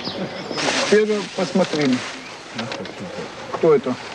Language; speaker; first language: Russian; non-native, learner; French